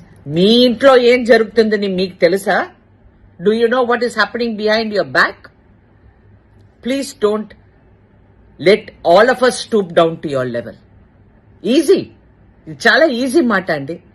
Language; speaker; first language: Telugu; non-native, fluent; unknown